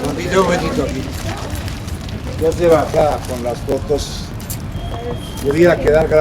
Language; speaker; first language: Spanish; native; Spanish